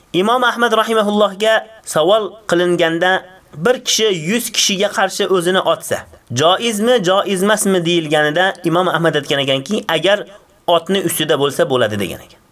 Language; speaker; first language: Uzbek; native; Uzbek